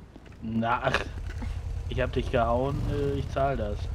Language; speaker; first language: German; native; German